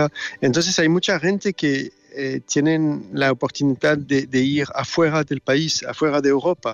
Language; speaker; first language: Spanish; non-native, fluent; French